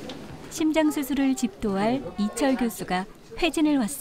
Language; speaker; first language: Korean; native; Korean